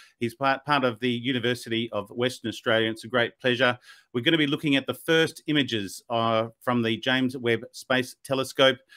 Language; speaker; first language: English; native; English